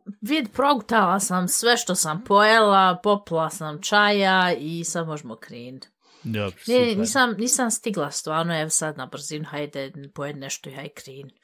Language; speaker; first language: Bosnian; early bilingual, heritage; Bosnian